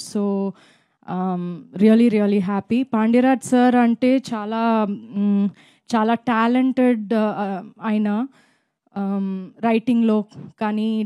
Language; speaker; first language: Telugu; non-native, fluent; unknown